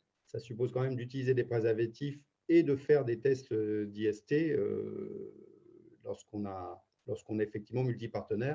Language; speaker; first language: French; native; French